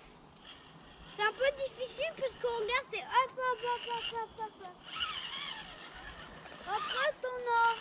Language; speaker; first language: French; native; French